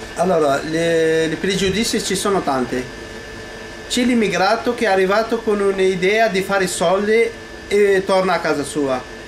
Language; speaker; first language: Italian; non-native, fluent; Arabic